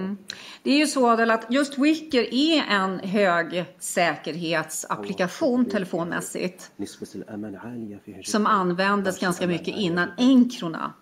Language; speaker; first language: Swedish; native; Swedish